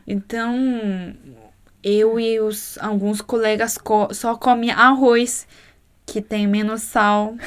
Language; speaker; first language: Portuguese; non-native, fluent; Korean